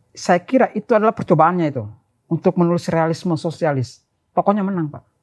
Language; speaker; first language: Indonesian; native; Indonesian